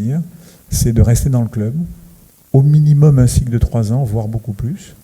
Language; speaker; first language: French; native; French